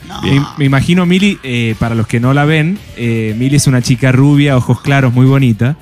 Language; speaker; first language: Spanish; native; Spanish